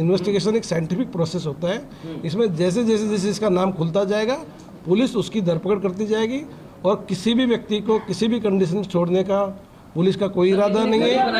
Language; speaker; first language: Hindi; non-native, local second language; Gujarati